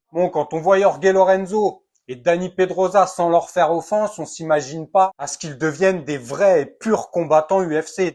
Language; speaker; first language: French; native; French